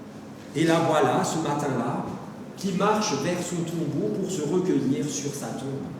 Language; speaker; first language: French; native; French